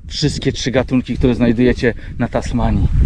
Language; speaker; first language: Polish; native; Polish